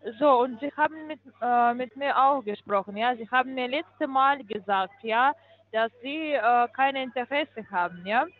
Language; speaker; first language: German; non-native, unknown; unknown